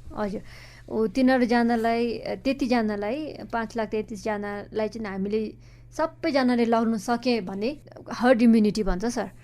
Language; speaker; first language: Nepali; native; Nepali